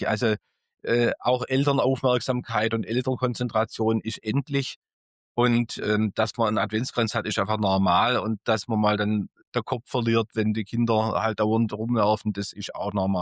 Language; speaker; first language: German; native; German